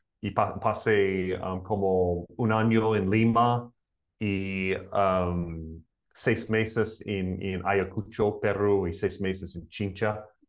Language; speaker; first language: Spanish; non-native, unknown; English